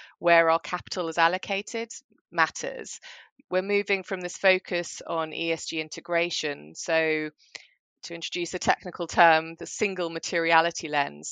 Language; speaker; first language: English; early bilingual, other home language; German